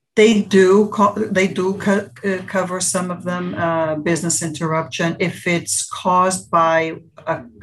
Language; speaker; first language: English; early bilingual, other home language; Portuguese